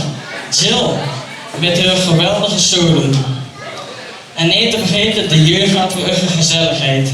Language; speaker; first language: Dutch; native; Dutch